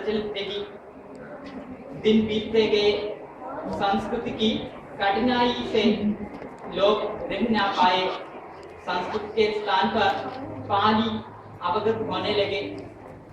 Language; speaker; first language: Hindi; non-native, local second language; Malayalam